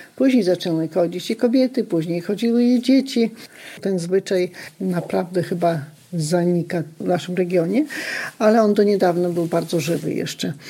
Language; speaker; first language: Polish; non-native, local second language; Lithuanian